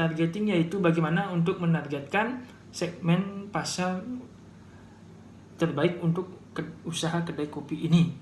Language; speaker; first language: Indonesian; native; Indonesian